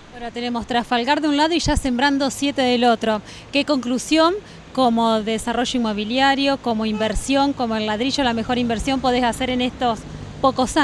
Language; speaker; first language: Spanish; native; Spanish